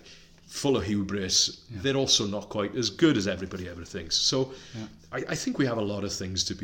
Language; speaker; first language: English; non-native, local second language; Welsh